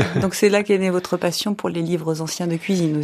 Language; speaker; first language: French; native; French